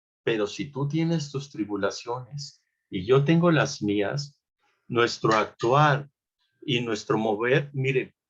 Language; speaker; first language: Spanish; native; Spanish